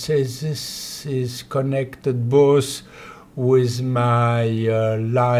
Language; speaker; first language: English; non-native, fluent; Polish